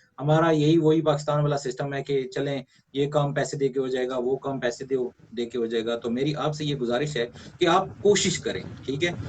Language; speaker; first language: Urdu; non-native, local second language; Punjabi